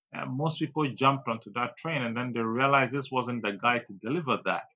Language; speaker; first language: English; non-native, local second language; Ewe